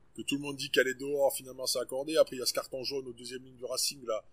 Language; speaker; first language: French; native; French